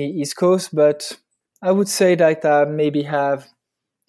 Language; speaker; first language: English; non-native, fluent; French